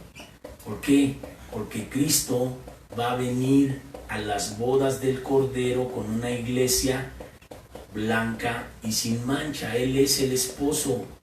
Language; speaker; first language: Spanish; native; Spanish